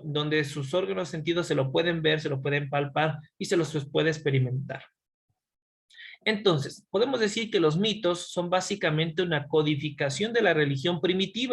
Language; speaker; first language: Spanish; native; Spanish